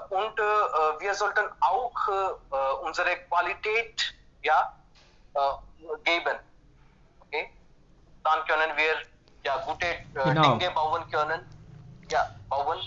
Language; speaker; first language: German; non-native, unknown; Hindi